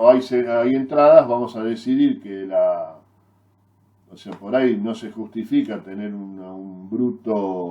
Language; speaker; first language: Spanish; native; Spanish